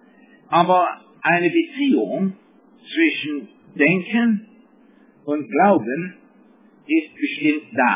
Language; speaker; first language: German; non-native, fluent; English